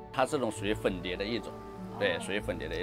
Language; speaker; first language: Chinese; native; Chinese